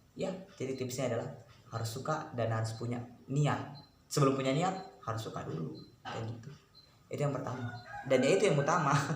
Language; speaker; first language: Indonesian; native; Indonesian